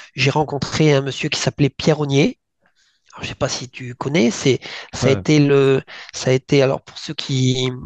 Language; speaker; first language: French; native; French